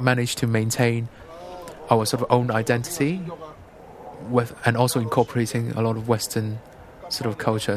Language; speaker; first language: English; non-native, local second language; Cantonese